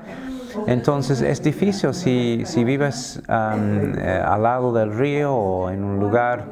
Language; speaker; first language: Spanish; non-native, fluent; English